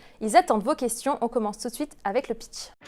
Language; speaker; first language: French; native; French